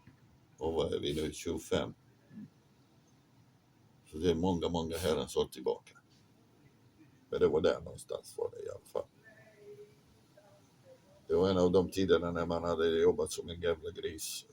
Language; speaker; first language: Swedish; non-native, fluent; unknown